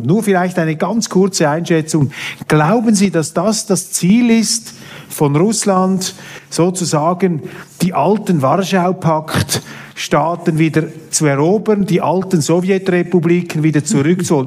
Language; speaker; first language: German; native; German